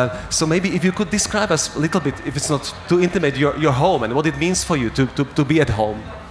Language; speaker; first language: English; non-native, fluent; Slovak